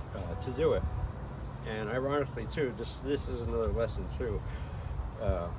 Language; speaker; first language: English; native; English